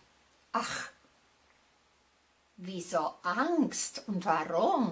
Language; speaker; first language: German; non-native, fluent; Czech